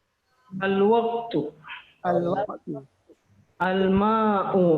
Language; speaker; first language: Arabic; non-native, fluent; Indonesian